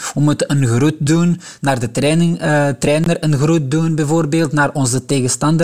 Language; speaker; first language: Dutch; non-native, local second language; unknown